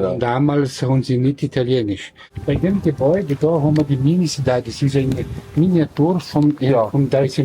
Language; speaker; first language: German; early bilingual, heritage; Portuguese